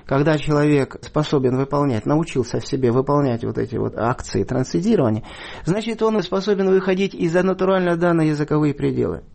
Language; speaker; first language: Russian; native; Russian